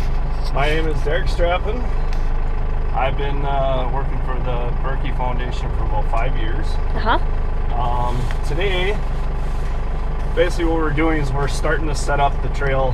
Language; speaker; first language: English; native; English